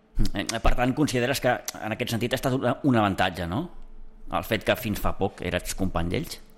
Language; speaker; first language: Catalan; native; Catalan